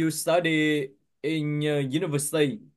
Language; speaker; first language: English; non-native, learner; Vietnamese